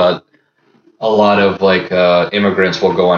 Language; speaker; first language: English; early bilingual, other home language; Russian